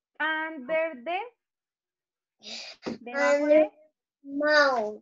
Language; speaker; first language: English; non-native, learner; Spanish